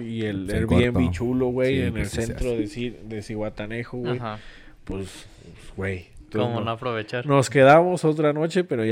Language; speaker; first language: Spanish; native; Spanish